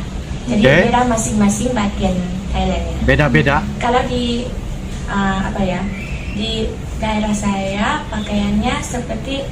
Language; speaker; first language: Indonesian; non-native, learner; Thai